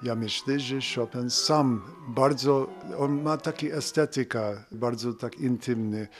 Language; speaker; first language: Polish; non-native, learner; English